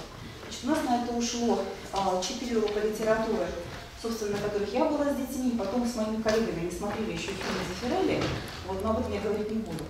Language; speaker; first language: Russian; native; Russian